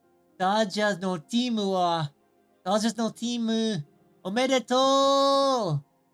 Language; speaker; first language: Japanese; non-native, learner; English